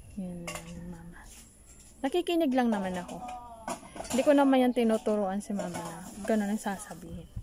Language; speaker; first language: Filipino; non-native, local second language; Hiligaynon